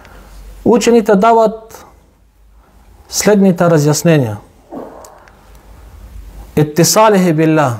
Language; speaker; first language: Bulgarian; non-native, local second language; Turkish